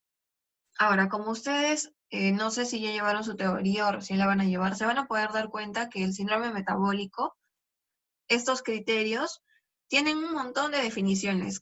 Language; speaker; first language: Spanish; native; Spanish